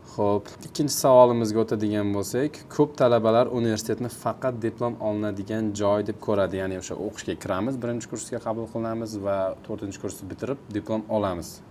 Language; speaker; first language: Uzbek; native; Uzbek